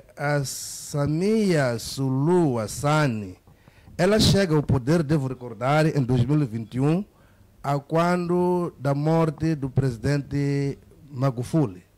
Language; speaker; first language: Portuguese; native; Portuguese